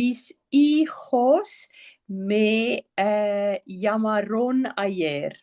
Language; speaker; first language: Spanish; non-native, learner; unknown